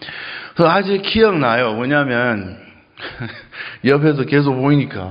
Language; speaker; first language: Korean; non-native, fluent; English